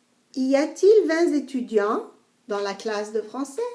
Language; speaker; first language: French; non-native, fluent; English